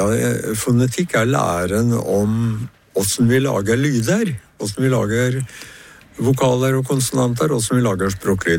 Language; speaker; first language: Norwegian; native; Norwegian